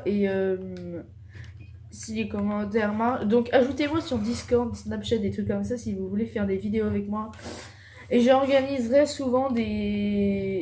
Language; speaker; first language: French; native; French